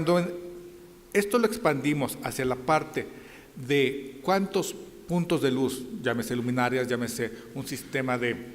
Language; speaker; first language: Spanish; native; Spanish